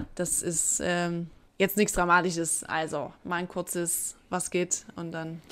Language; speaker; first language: German; native; German